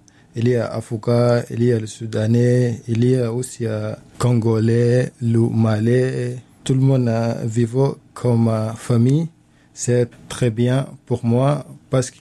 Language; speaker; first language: French; non-native, learner; Arabic